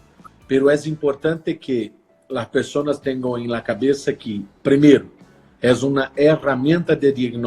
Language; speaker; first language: Spanish; non-native, fluent; Portuguese